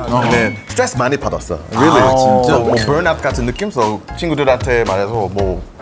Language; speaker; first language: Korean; non-native, learner; English